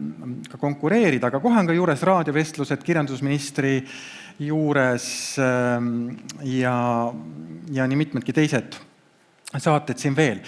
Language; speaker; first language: Estonian; native; Estonian